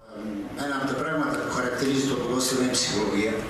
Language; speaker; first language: Greek; non-native, fluent; Serbian